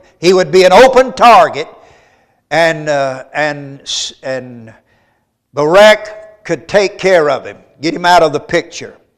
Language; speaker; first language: English; native; English